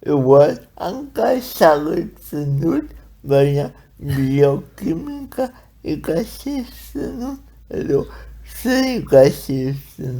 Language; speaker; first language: Basque; non-native, learner; Spanish